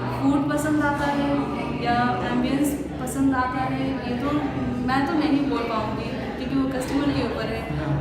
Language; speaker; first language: Hindi; native; Hindi